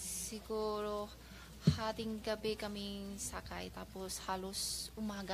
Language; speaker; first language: Filipino; non-native, learner; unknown